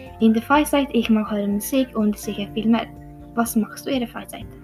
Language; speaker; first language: German; non-native, learner; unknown